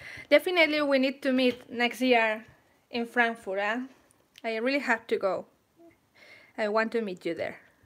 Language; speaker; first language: English; non-native, fluent; Spanish